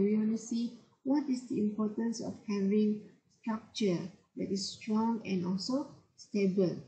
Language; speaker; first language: English; non-native, local second language; Malay